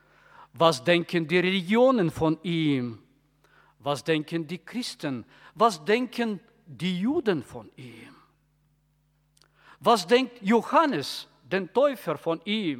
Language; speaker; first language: German; non-native, fluent; Bulgarian